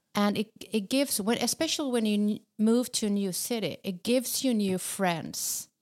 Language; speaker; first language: English; non-native, fluent; Swedish